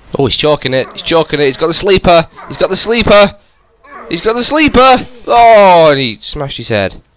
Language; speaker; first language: English; native; English